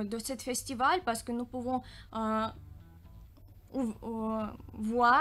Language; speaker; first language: French; non-native, learner; Russian